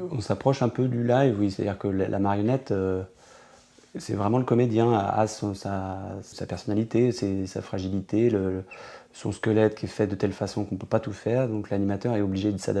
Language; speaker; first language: French; native; French